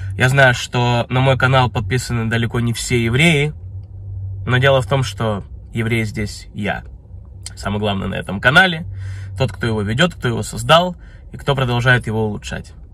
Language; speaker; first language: Russian; early bilingual, heritage; Russian